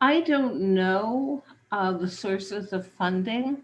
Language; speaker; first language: English; native; English